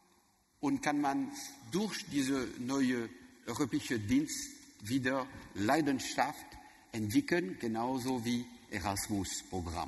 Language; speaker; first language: German; non-native, learner; French